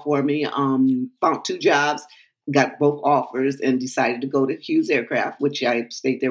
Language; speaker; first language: English; native; English